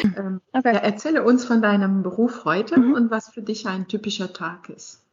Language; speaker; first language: German; non-native, fluent; English